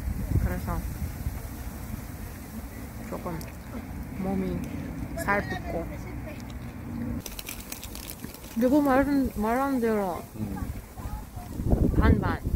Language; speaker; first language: Korean; non-native, fluent; Russian